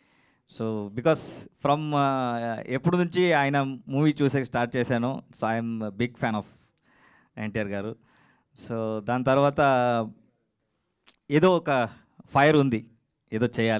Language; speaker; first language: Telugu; non-native, learner; Kannada